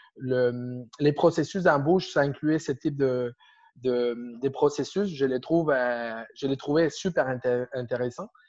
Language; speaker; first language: French; non-native, fluent; Spanish